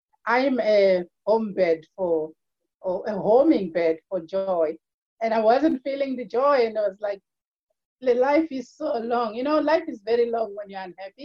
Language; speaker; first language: English; non-native, local second language; Shona